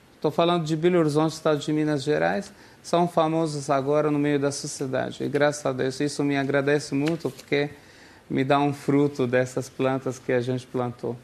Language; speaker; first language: Portuguese; non-native, fluent; Arabic